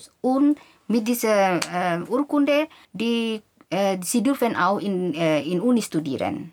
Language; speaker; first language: German; non-native, fluent; Indonesian